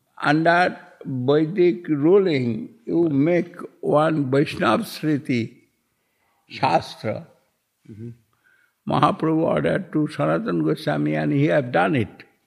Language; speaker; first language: English; non-native, local second language; Bangla